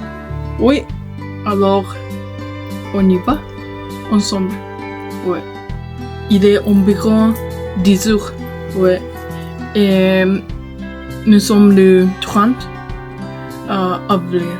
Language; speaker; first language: French; non-native, learner; Japanese